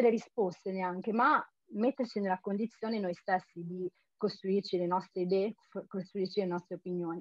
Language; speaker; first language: Italian; native; Italian